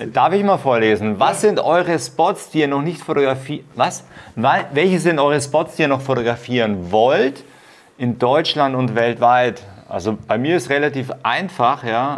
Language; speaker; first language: German; native; German